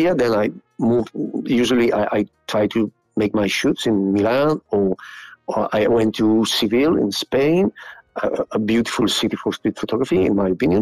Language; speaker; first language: English; non-native, fluent; Italian